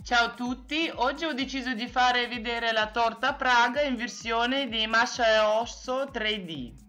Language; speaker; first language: Italian; non-native, fluent; Russian